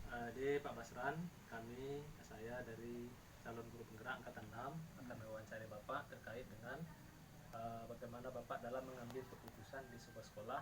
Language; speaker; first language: Indonesian; native; Indonesian